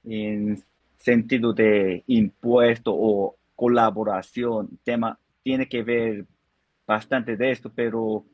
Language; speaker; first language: Spanish; non-native, fluent; Korean